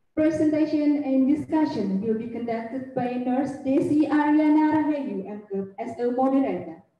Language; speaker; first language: English; non-native, fluent; Indonesian